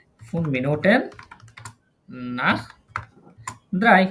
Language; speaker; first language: German; non-native, learner; Bangla